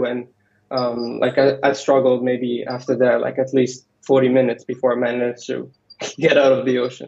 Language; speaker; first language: English; non-native, fluent; Arabic